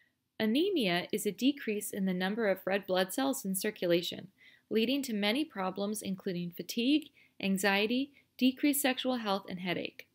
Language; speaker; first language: English; native; English